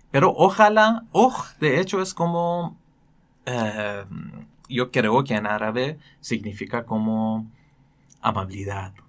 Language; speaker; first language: Spanish; non-native, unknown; Persian